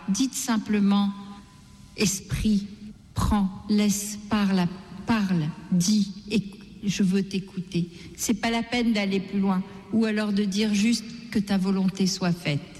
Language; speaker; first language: French; non-native, local second language; Gujarati